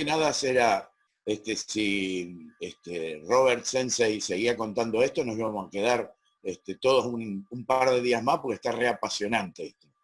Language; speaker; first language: Spanish; native; Spanish